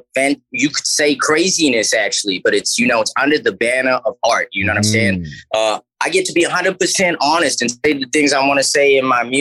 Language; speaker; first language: English; native; English